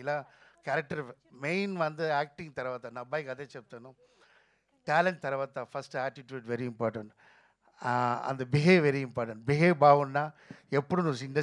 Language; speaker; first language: Telugu; non-native, fluent; Tamil